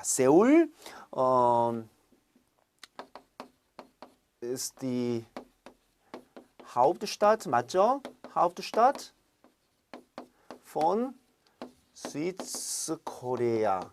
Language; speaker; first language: German; non-native, fluent; Korean